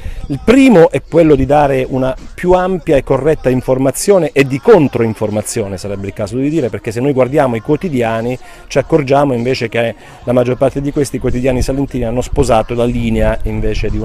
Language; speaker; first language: Italian; native; Italian